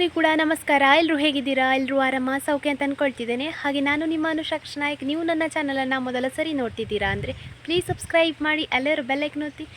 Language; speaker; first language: Kannada; non-native, local second language; Tulu